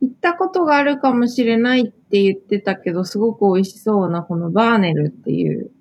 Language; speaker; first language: Japanese; native; Japanese